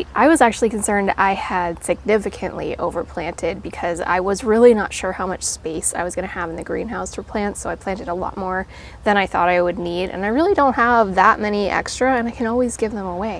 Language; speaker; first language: English; native; English